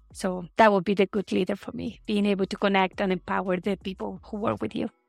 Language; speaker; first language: English; non-native, fluent; Spanish